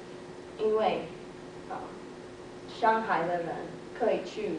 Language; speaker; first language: Chinese; non-native, learner; English